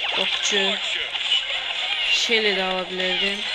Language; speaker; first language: Turkish; native; Turkish